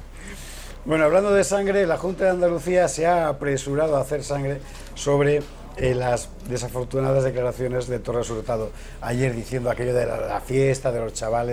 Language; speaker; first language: Spanish; native; Spanish